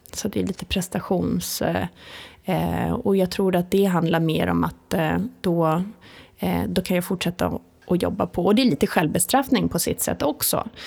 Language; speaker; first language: Swedish; early bilingual, other home language; Italian